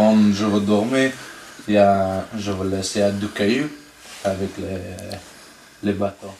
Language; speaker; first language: French; non-native, learner; Persian